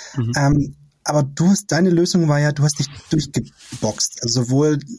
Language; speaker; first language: German; native; German